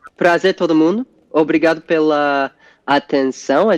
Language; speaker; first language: Portuguese; non-native, fluent; English